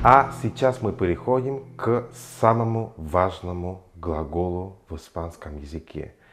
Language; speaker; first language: Russian; non-native, fluent; Spanish